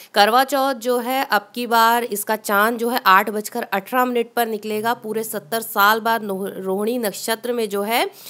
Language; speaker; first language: Hindi; native; Hindi